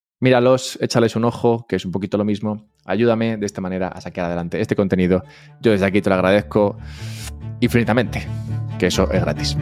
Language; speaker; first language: Spanish; native; Spanish